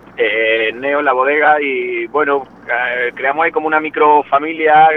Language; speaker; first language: Spanish; native; Spanish